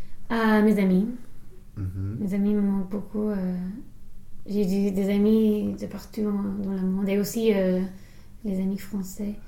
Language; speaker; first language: French; non-native, fluent; English